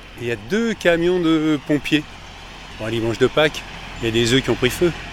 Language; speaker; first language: French; native; French